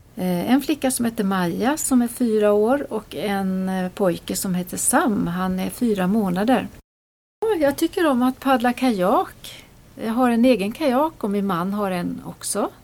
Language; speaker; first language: Swedish; native; Swedish